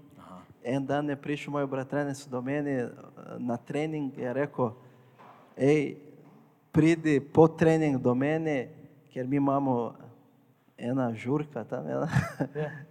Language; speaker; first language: Slovenian; non-native, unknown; Portuguese